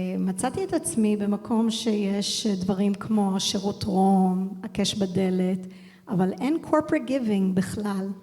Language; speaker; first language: Hebrew; early bilingual, heritage; English